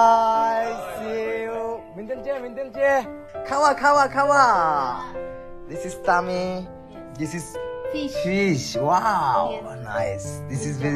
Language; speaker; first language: English; non-native, learner; Bangla